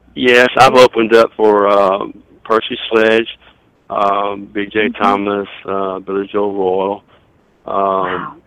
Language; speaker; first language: English; native; English